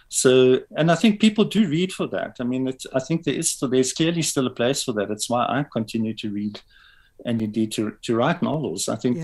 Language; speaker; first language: English; native; English